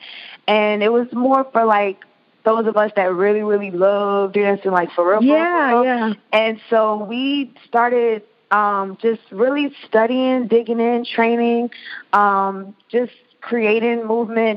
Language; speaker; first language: English; native; English